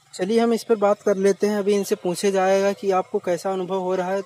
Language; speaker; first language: Hindi; native; Hindi